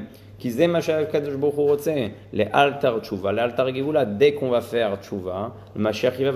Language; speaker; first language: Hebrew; non-native, fluent; French